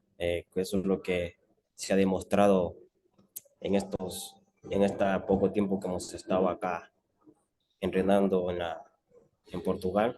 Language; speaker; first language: Spanish; native; Spanish